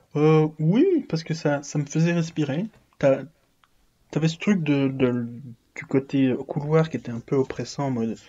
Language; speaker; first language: French; native; French